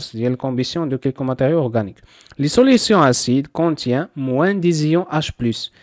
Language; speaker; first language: French; non-native, local second language; Arabic